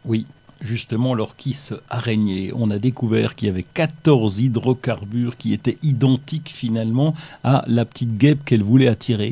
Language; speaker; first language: French; native; French